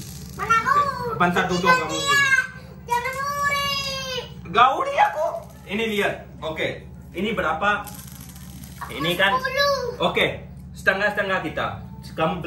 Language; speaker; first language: Indonesian; non-native, learner; Urdu